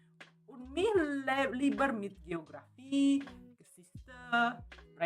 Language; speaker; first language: German; non-native, learner; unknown